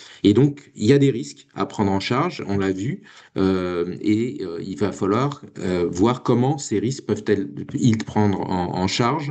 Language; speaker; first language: French; native; French